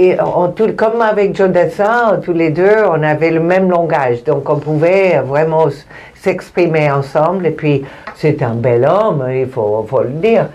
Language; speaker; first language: French; non-native, fluent; Spanish